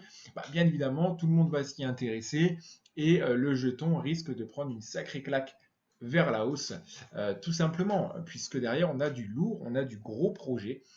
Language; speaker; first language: French; native; French